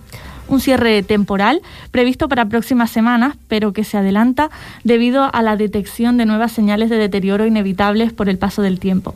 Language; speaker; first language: Spanish; native; Spanish